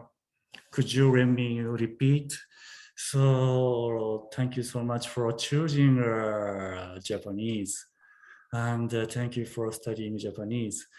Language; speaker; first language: English; non-native, learner; Japanese